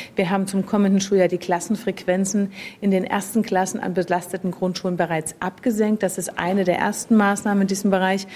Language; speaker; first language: German; native; German